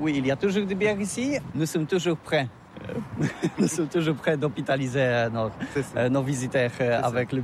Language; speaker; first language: French; non-native, learner; Polish